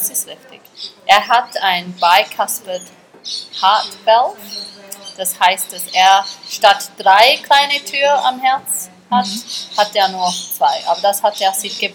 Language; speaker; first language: German; early bilingual, heritage; German